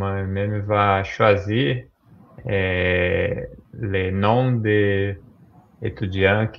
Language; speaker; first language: French; non-native, fluent; Portuguese